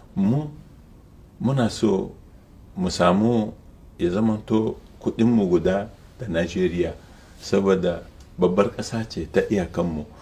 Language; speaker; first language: Hausa; non-native, local second language; Arabic